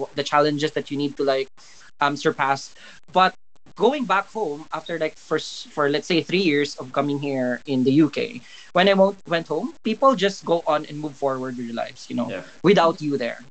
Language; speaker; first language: English; non-native, local second language; Cebuano